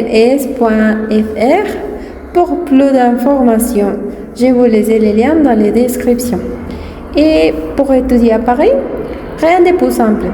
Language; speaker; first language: French; non-native, learner; Spanish